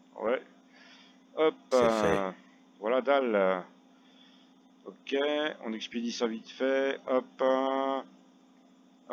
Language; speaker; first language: French; native; French